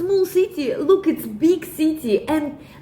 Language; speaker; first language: English; non-native, learner; Russian